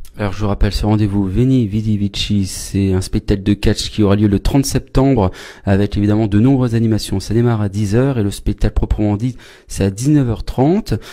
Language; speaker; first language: French; native; French